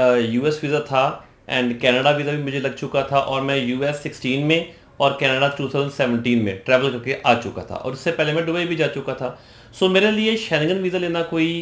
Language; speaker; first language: Hindi; non-native, local second language; Punjabi